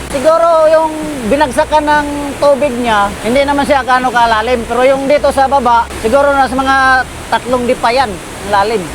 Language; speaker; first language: Filipino; non-native, local second language; Cebuano